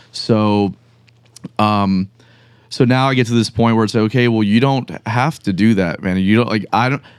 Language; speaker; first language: English; early bilingual, other home language; Spanish